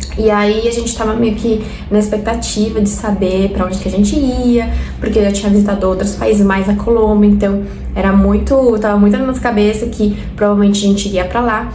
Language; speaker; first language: Portuguese; non-native, fluent; Spanish